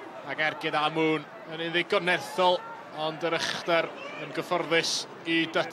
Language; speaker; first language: Welsh; native; Welsh